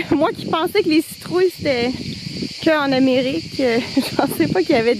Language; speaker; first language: French; native; French